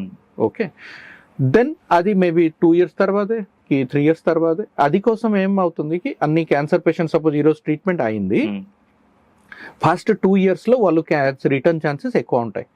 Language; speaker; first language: Telugu; non-native, learner; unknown